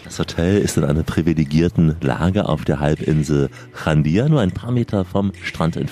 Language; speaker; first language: German; native; German